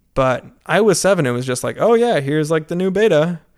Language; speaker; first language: English; non-native, fluent; Dutch